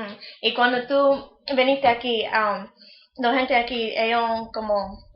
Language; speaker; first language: Spanish; early bilingual, heritage; Spanish